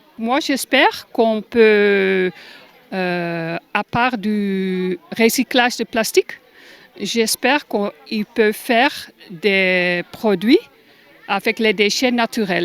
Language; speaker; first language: French; non-native, learner; German